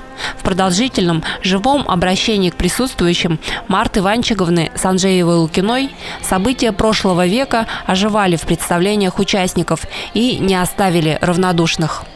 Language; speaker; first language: Russian; native; Russian